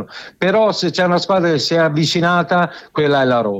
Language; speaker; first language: Italian; native; Italian